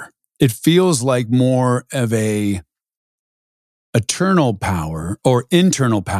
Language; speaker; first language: English; native; English